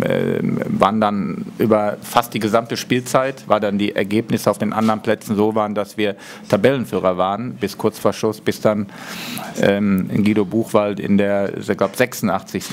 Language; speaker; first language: German; native; German